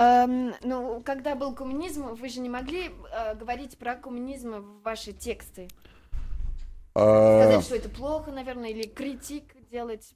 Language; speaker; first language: Russian; non-native, learner; French